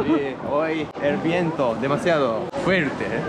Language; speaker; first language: Spanish; non-native, learner; Japanese